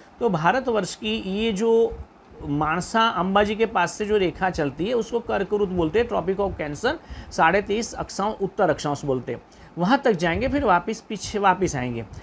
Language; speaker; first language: Hindi; non-native, local second language; Gujarati